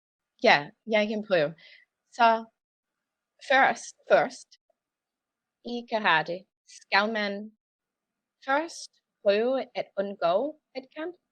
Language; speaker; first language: Danish; non-native, learner; English